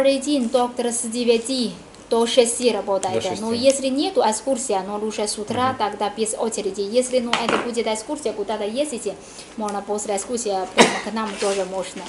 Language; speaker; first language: Russian; non-native, learner; Chinese